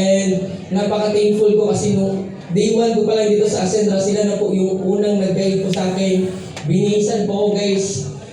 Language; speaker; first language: Filipino; non-native, local second language; Cebuano